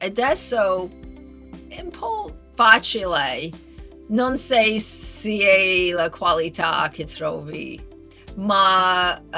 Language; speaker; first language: Italian; non-native, learner; English